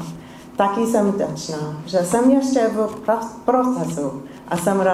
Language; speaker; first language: Czech; non-native, fluent; English